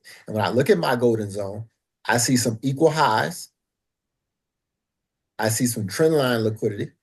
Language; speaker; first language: English; native; English